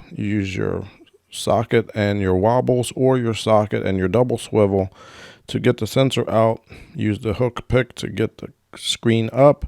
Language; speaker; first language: English; native; English